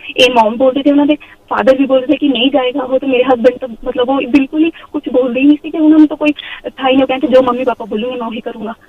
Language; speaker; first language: Punjabi; non-native, local second language; Hindi